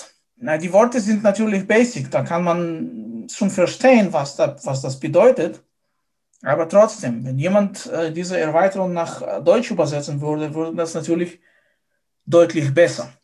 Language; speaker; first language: German; non-native, fluent; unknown